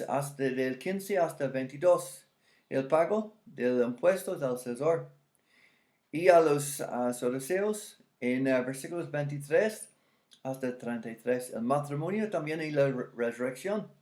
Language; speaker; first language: Spanish; non-native, fluent; English